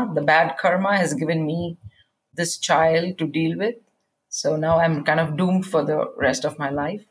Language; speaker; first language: English; non-native, local second language; Kannada